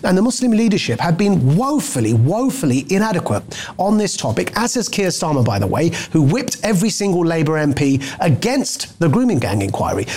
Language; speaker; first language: English; native; English